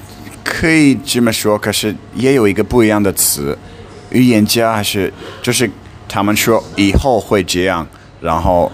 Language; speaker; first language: Chinese; non-native, fluent; English